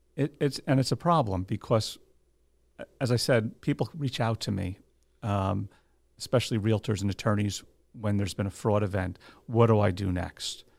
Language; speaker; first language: English; native; English